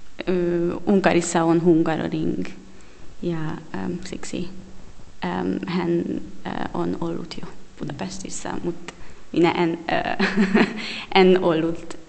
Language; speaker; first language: Finnish; non-native, learner; Hungarian